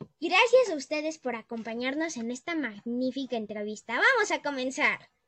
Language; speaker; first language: Spanish; native; Spanish